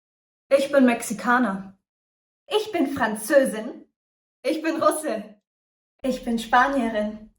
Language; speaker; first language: German; early bilingual, other home language; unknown